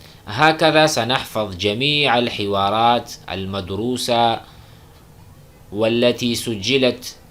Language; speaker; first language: Arabic; non-native, fluent; Urdu